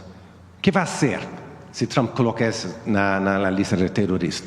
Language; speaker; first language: Spanish; non-native, learner; Swedish